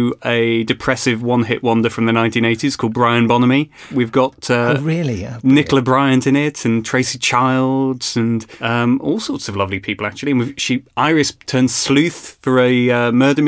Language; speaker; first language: English; native; English